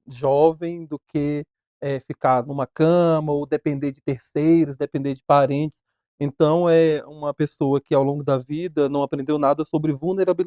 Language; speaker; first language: Portuguese; native; Portuguese